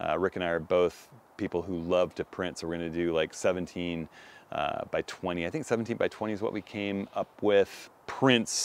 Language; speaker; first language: English; native; English